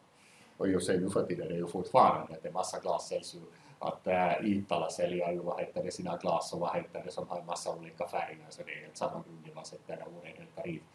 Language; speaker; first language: Swedish; native; Swedish